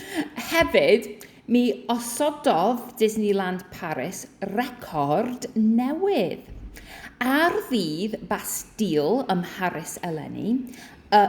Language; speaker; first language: Welsh; non-native, learner; English